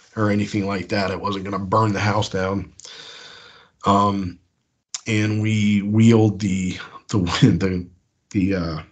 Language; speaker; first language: English; native; English